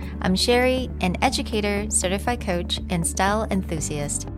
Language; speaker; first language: English; non-native, fluent; Chinese